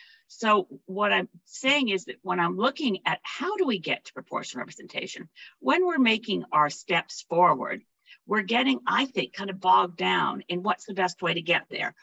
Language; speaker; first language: English; native; English